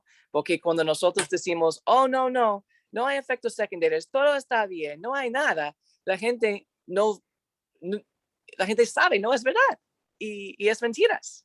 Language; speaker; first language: Spanish; non-native, learner; English